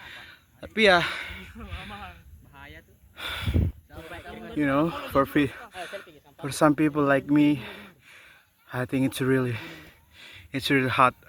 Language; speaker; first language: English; non-native, learner; Indonesian